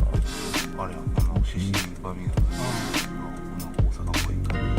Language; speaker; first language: Japanese; native; Japanese